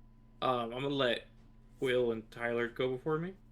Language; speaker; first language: English; native; English